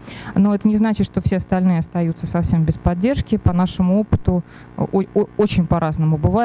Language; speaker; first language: Russian; native; Russian